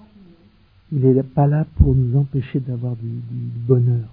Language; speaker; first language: French; native; French